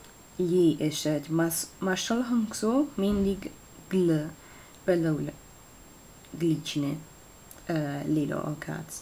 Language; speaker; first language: Hungarian; non-native, learner; Italian